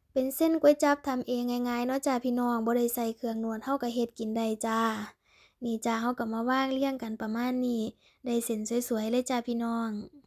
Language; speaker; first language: Thai; native; Thai